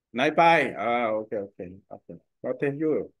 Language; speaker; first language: English; non-native, learner; Korean